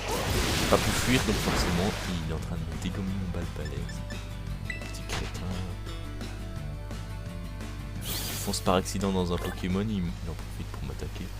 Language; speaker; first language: French; native; French